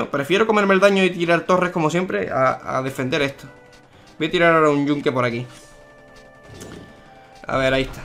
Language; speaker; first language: Spanish; native; Spanish